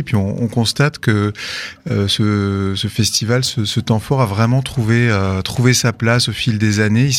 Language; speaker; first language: French; native; French